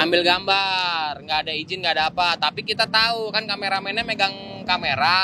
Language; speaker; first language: Indonesian; native; Indonesian